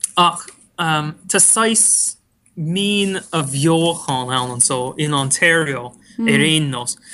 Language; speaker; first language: Irish; non-native, fluent; English